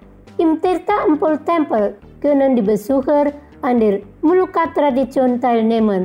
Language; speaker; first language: German; non-native, learner; Indonesian